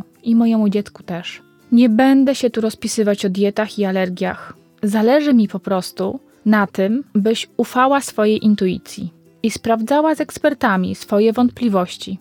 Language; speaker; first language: Polish; native; Polish